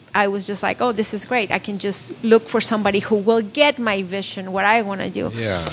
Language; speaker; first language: English; non-native, fluent; Spanish